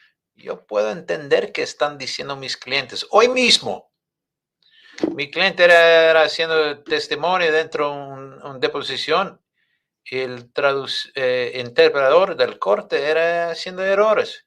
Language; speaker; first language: Spanish; non-native, fluent; English